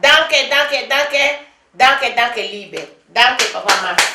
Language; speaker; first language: German; non-native, learner; Lingala